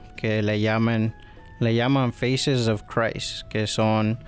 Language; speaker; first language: Spanish; early bilingual, heritage; Spanish